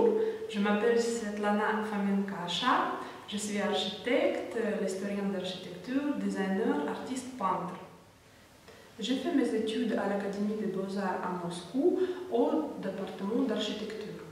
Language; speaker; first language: French; non-native, fluent; Russian